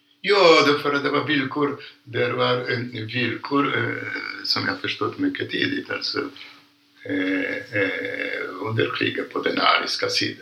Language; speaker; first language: Swedish; non-native, fluent; Polish